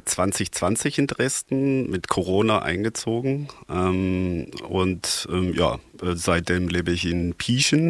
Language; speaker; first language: German; non-native, fluent; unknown